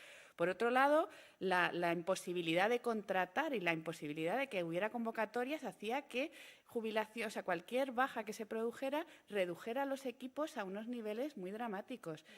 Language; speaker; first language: Spanish; native; Spanish